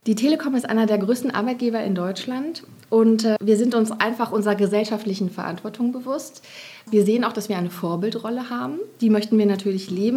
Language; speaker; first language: German; native; German